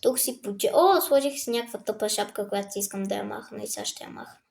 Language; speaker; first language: Bulgarian; native; Bulgarian